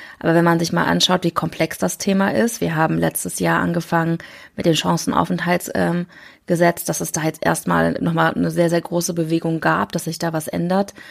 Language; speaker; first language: German; early bilingual, other home language; Korean